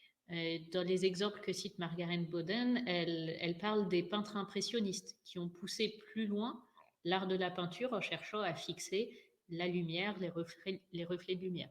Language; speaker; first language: French; native; French